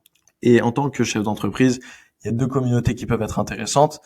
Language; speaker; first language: French; native; French